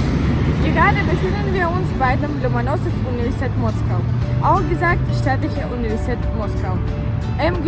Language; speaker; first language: German; non-native, learner; Russian